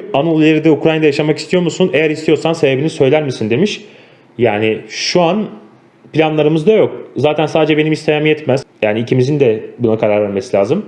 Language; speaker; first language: Turkish; native; Turkish